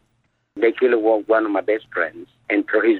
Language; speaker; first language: English; non-native, fluent; Spanish